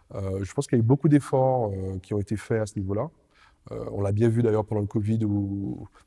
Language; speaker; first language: French; native; French